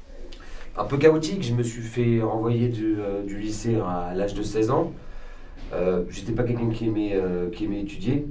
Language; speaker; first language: French; native; French